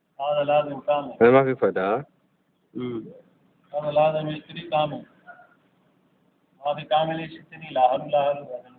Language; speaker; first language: Arabic; non-native, learner; Hindi